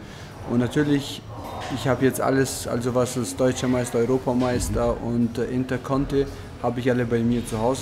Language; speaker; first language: German; non-native, fluent; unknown